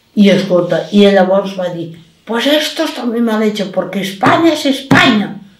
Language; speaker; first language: Spanish; non-native, local second language; Catalan